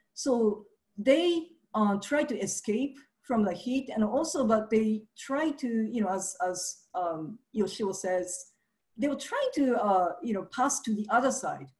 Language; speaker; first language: English; early bilingual, other home language; Japanese